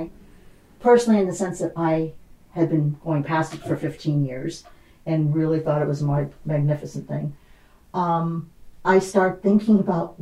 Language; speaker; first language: English; native; English